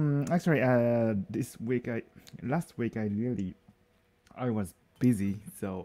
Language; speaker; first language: English; non-native, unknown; Japanese